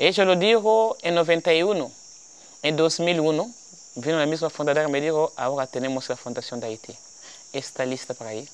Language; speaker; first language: Spanish; non-native, fluent; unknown